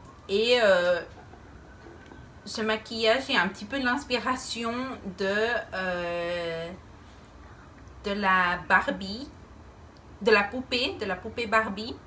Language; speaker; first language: French; non-native, fluent; Spanish